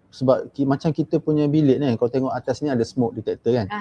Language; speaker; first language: Malay; native; Malay